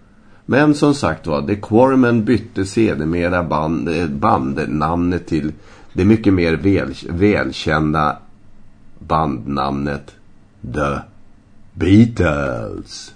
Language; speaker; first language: Swedish; native; Swedish